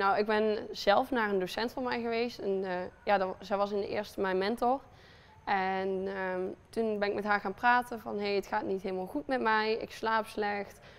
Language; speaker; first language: Dutch; early bilingual, other home language; Spanish